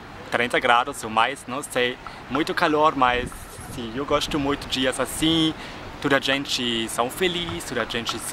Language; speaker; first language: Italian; non-native, learner; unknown